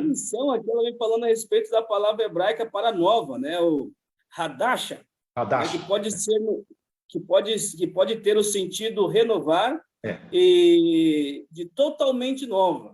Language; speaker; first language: Portuguese; native; Portuguese